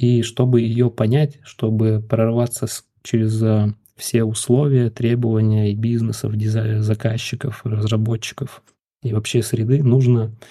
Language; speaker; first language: Russian; native; Russian